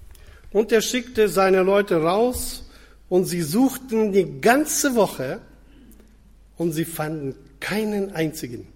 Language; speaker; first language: German; non-native, fluent; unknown